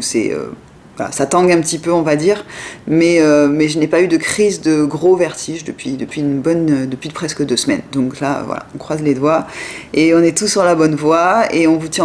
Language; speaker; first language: French; native; French